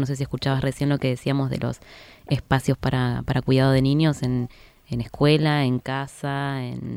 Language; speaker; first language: Catalan; non-native, local second language; Spanish